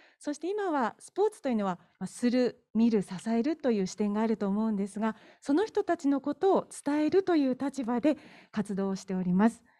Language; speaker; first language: Japanese; native; Japanese